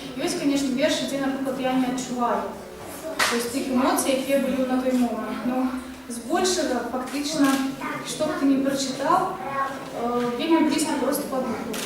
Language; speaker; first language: Belarusian; non-native, local second language; Russian